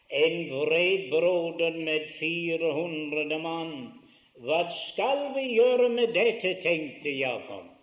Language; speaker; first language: Norwegian; early bilingual, heritage; Norwegian